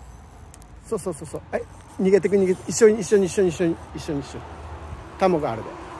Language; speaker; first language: Japanese; native; Japanese